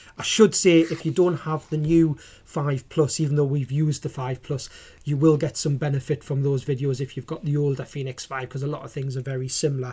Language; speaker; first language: English; native; English